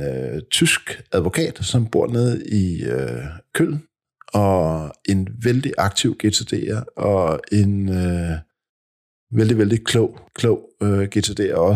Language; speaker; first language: Swedish; non-native, learner; Danish